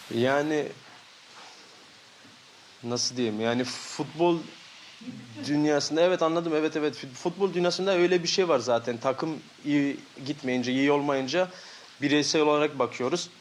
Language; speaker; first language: Turkish; early bilingual, heritage; Turkish